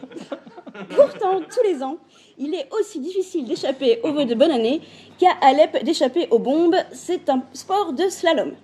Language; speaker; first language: French; native; French